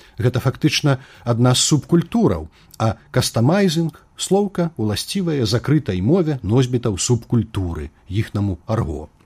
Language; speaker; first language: Belarusian; native; Belarusian